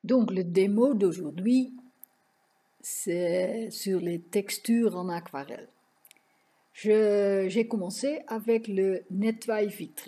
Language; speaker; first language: French; non-native, fluent; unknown